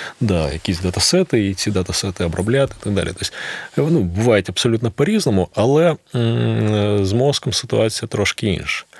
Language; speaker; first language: Ukrainian; non-native, local second language; Russian